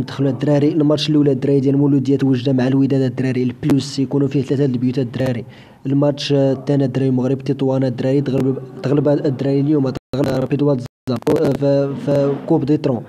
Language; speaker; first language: Arabic; native; Arabic